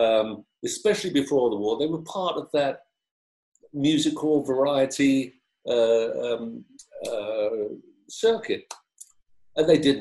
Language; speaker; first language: English; native; English